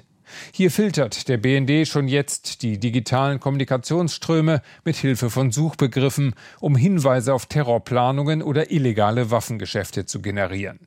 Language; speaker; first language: German; native; German